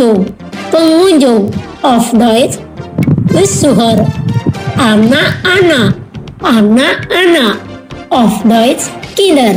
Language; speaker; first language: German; non-native, learner; Indonesian